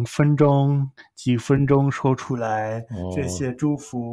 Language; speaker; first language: Chinese; non-native, fluent; English